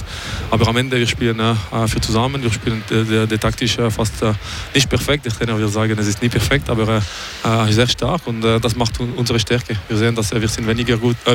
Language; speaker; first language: German; non-native, local second language; French